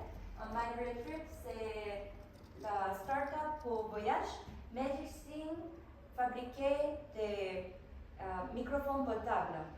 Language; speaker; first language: French; non-native, learner; Korean